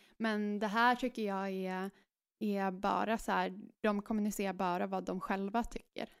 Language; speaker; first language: Swedish; early bilingual, other home language; Spanish